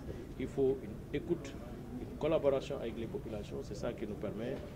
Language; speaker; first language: French; non-native, local second language; Wolof